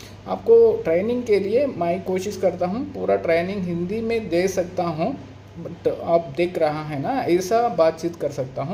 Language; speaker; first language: Hindi; non-native, local second language; Telugu